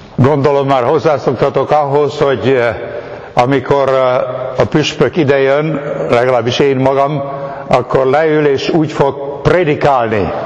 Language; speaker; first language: Hungarian; native; Hungarian